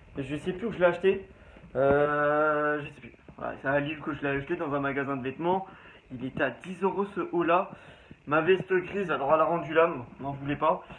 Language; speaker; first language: French; native; French